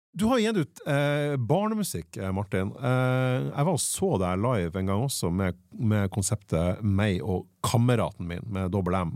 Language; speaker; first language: Norwegian; native; Norwegian